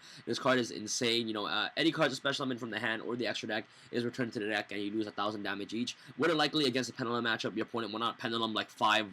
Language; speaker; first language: English; native; English